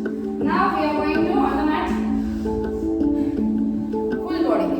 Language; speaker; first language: English; non-native, local second language; Kannada